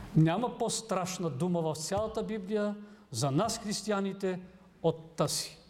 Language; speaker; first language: Bulgarian; native; Bulgarian